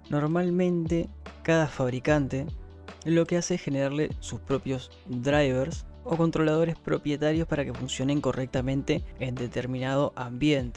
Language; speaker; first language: Spanish; native; Spanish